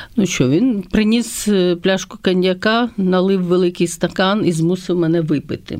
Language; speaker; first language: Ukrainian; native; Ukrainian